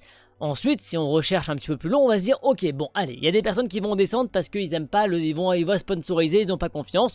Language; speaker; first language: French; native; French